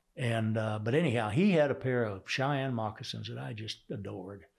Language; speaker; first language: English; native; English